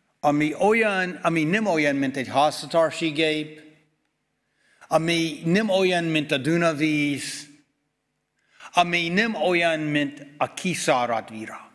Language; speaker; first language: Hungarian; non-native, fluent; English